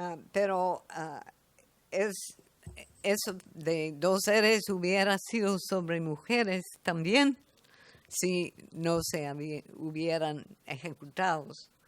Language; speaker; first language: Spanish; non-native, fluent; English